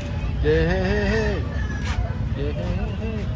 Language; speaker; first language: English; non-native, learner; French